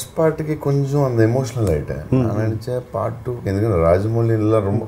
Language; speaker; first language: Tamil; non-native, learner; Telugu